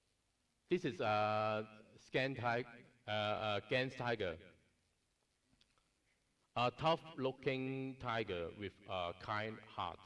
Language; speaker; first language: English; non-native, learner; Cantonese